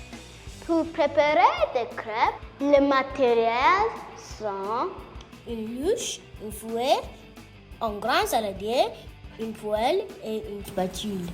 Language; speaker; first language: French; non-native, learner; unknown